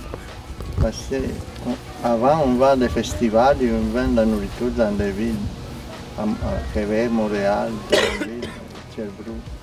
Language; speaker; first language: French; non-native, learner; Spanish